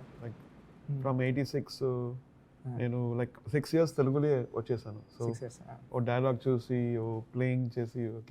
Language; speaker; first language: Telugu; non-native, local second language; Tamil